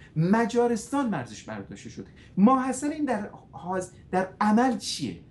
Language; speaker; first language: Persian; early bilingual, heritage; Persian